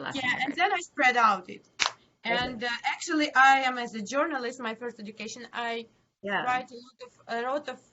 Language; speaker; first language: English; non-native, learner; Ukrainian